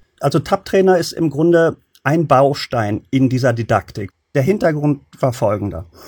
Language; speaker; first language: German; early bilingual, other home language; Turkish